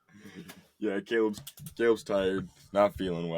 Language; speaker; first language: English; native; English